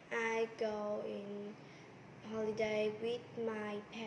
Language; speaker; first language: English; non-native, learner; Vietnamese